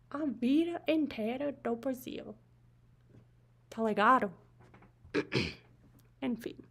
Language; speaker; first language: Portuguese; non-native, learner; English